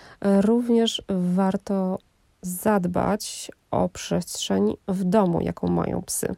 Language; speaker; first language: Polish; native; Polish